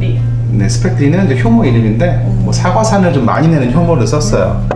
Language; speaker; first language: Korean; native; Korean